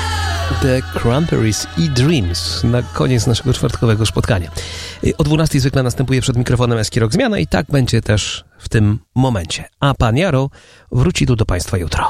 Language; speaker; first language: Polish; native; Polish